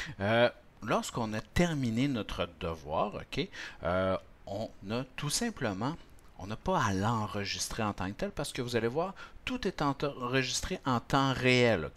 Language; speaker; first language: French; native; French